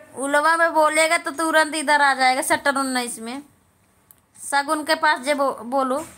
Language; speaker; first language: Hindi; native; Hindi